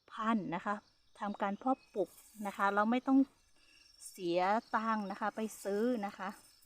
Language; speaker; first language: Thai; non-native, local second language; Hmong